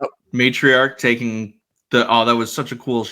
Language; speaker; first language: English; native; English